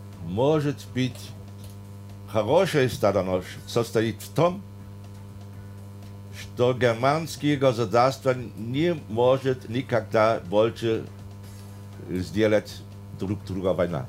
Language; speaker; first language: Russian; non-native, fluent; German